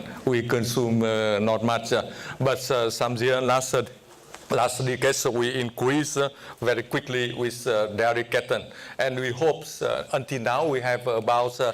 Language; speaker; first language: English; non-native, fluent; Vietnamese